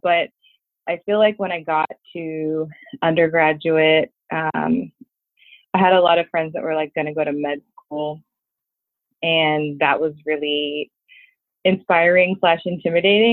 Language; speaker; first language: English; native; English